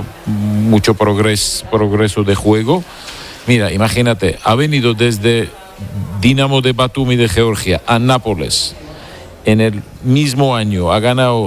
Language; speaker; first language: Spanish; non-native, fluent; Georgian